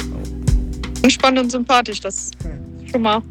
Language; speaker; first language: German; native; German